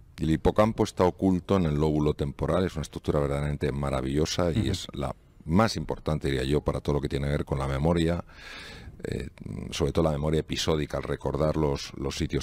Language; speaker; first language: Spanish; native; Spanish